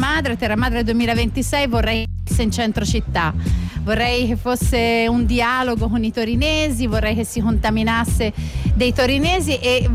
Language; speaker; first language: Italian; native; Italian